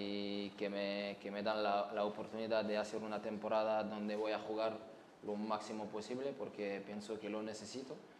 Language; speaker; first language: Spanish; non-native, fluent; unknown